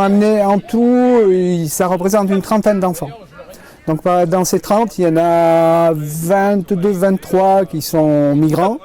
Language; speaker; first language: French; native; French